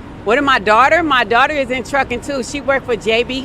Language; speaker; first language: English; native; English